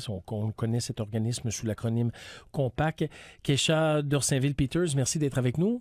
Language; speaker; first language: French; native; French